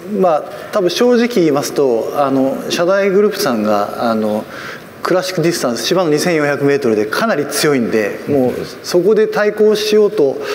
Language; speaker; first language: Japanese; native; Japanese